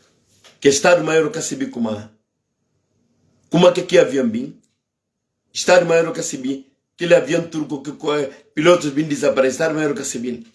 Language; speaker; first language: Portuguese; non-native, local second language; Upper Guinea Crioulo